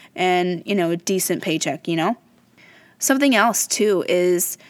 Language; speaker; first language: English; native; English